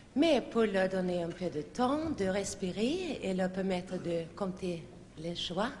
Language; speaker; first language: French; non-native, fluent; Swedish